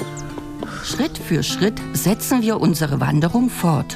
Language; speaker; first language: German; native; German